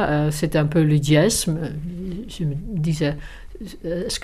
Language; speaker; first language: French; non-native, fluent; Dutch